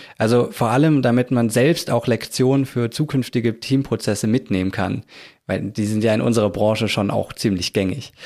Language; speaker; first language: German; native; German